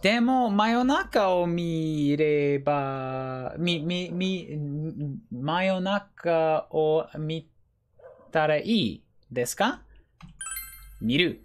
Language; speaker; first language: Japanese; non-native, learner; English